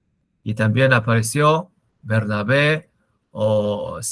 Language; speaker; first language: Spanish; non-native, learner; Korean